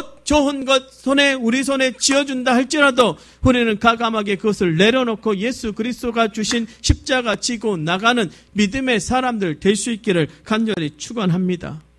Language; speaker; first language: Korean; native; Korean